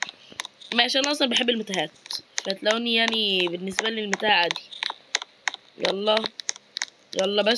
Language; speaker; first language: Arabic; native; Arabic